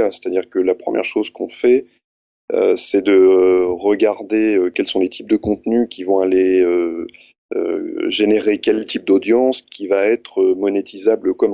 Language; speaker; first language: French; native; French